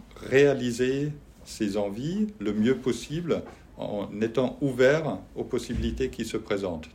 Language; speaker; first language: French; non-native, fluent; German